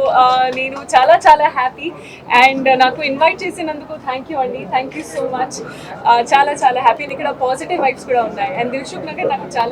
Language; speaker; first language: Telugu; non-native, local second language; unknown